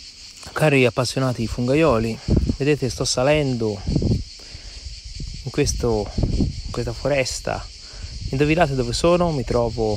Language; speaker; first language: Italian; native; Italian